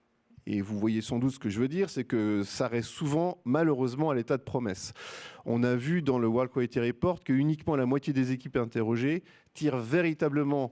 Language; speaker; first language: French; native; French